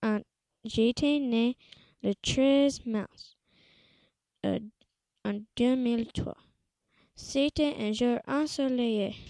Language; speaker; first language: French; non-native, local second language; English